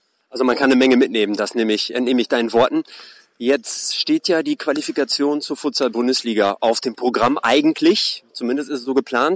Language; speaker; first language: German; native; German